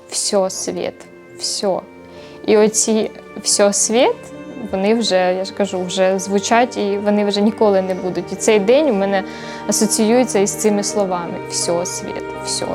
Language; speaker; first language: Ukrainian; native; Ukrainian